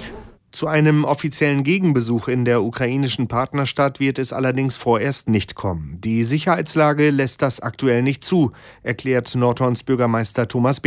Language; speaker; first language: German; native; German